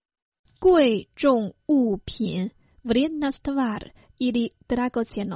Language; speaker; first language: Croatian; non-native, fluent; Chinese